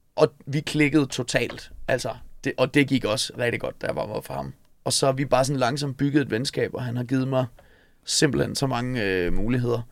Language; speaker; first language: Danish; native; Danish